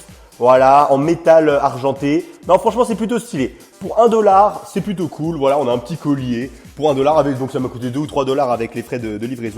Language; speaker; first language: French; native; French